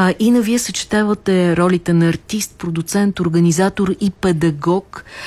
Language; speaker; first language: Bulgarian; native; Bulgarian